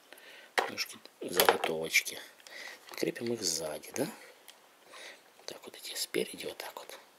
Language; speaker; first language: Russian; native; Russian